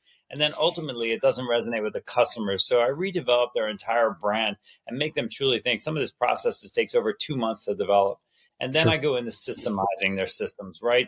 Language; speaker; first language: English; native; English